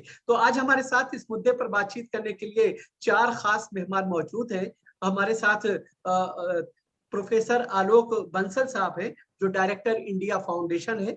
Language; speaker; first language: Hindi; native; Hindi